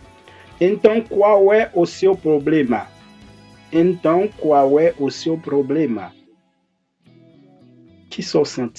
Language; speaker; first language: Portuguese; non-native, fluent; Haitian Creole